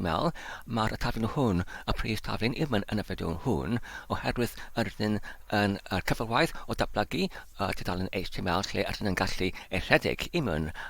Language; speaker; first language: Welsh; non-native, learner; English